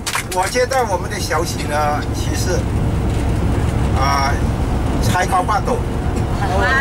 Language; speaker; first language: Chinese; native; Chinese